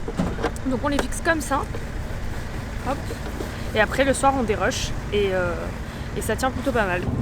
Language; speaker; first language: French; native; French